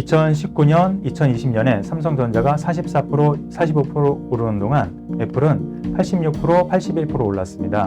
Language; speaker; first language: Korean; native; Korean